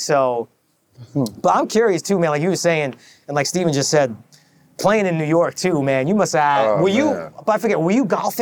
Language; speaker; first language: English; native; English